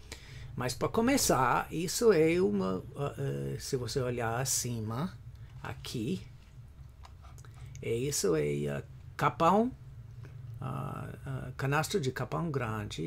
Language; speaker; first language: Portuguese; non-native, fluent; English